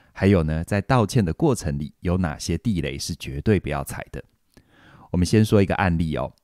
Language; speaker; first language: Chinese; native; Chinese